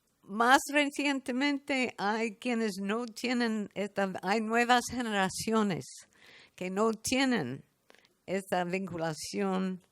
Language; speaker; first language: Spanish; non-native, fluent; English